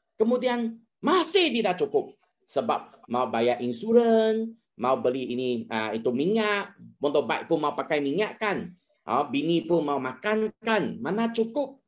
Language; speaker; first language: Malay; non-native, local second language; Chinese